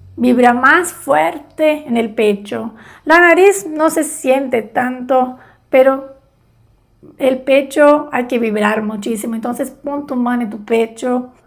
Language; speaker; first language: Spanish; non-native, fluent; Portuguese